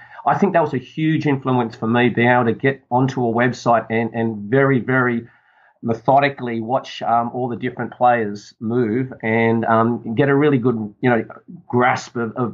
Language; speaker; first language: English; native; English